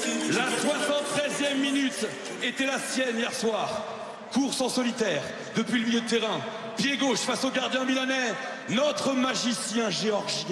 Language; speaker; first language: French; native; French